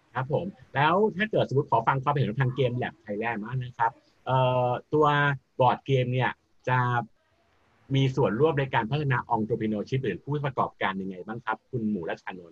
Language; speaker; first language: Thai; native; Thai